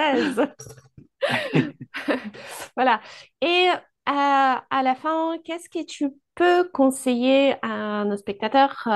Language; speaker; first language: French; non-native, fluent; Ukrainian